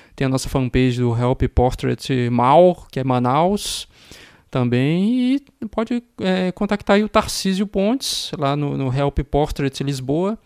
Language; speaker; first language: Portuguese; native; Portuguese